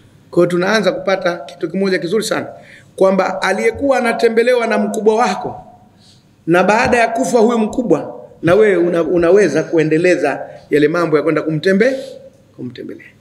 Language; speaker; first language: Swahili; native; Swahili